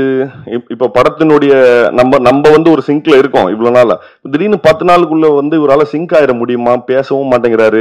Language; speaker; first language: Tamil; native; Tamil